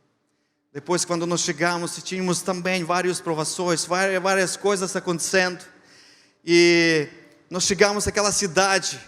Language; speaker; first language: Portuguese; non-native, fluent; Ukrainian